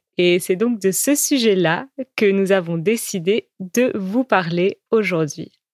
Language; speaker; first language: French; native; French